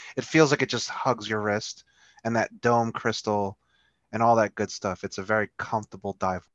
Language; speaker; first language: English; early bilingual, other home language; Filipino